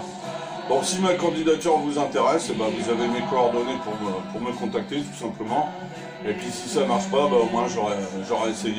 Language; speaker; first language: French; native; French